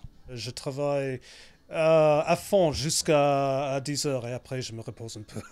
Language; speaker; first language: French; non-native, fluent; English